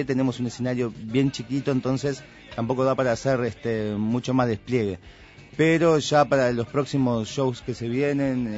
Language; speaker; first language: Spanish; native; Spanish